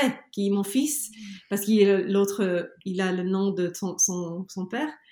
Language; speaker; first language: French; non-native, learner; English